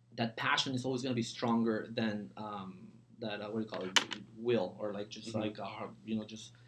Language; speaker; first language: English; early bilingual, other home language; Spanish